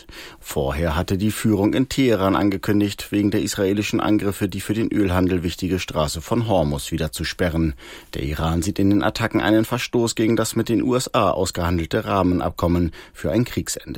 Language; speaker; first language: German; native; German